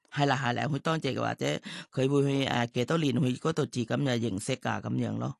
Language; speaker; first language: Cantonese; non-native, fluent; Thai